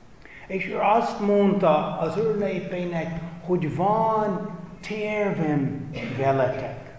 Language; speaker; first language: Hungarian; non-native, fluent; English